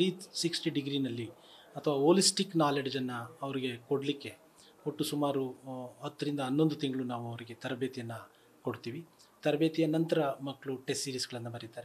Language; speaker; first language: Kannada; native; Kannada